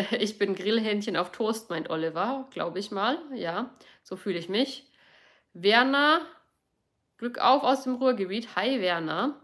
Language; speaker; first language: German; native; German